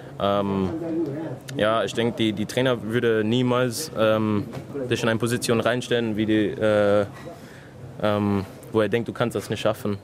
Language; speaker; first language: German; non-native, learner; English